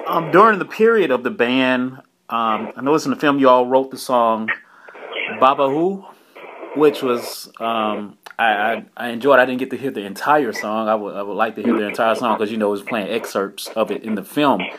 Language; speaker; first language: English; native; English